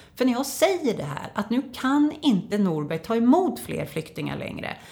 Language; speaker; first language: Swedish; native; Swedish